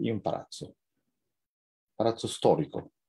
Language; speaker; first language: Italian; non-native, fluent; Japanese